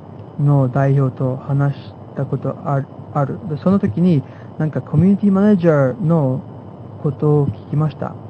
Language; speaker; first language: Japanese; non-native, fluent; English